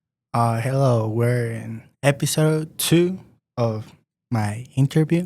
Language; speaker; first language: English; non-native, learner; Spanish